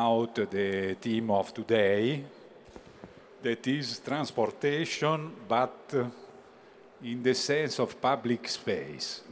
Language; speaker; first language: English; non-native, learner; Italian